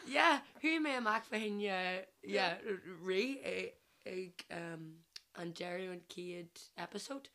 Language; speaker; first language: Irish; non-native, local second language; English